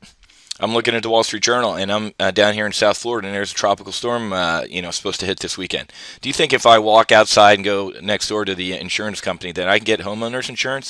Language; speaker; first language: English; native; English